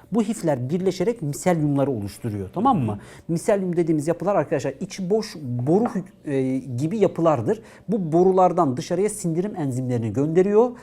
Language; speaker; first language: Turkish; native; Turkish